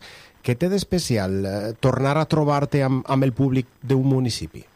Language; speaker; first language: Catalan; native; Catalan